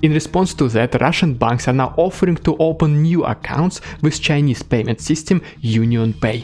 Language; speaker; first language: English; non-native, fluent; Russian